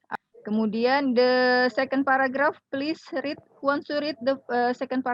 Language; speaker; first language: English; non-native, fluent; Indonesian